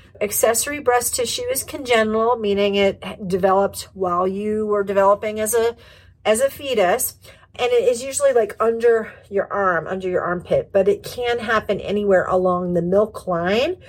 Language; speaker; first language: English; native; English